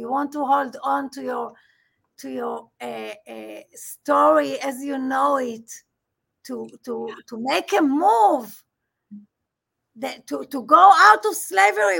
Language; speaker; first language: English; non-native, fluent; Hebrew